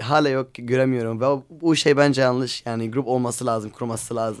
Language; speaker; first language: Turkish; non-native, learner; Arabic